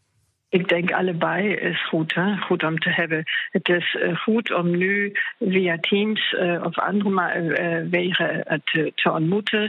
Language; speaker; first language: Dutch; non-native, fluent; German